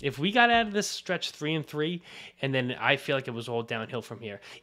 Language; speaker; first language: English; native; English